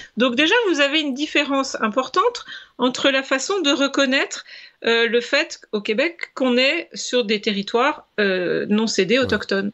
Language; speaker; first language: French; native; French